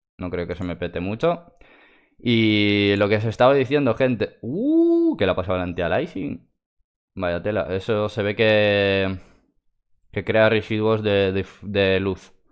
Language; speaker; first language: Spanish; non-native, fluent; Russian